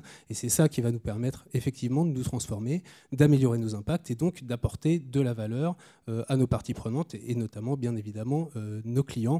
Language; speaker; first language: French; native; French